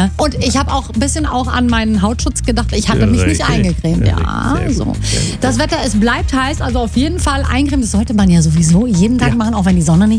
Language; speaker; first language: German; native; German